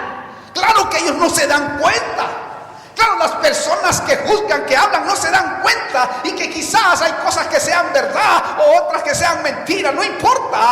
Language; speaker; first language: Spanish; native; Spanish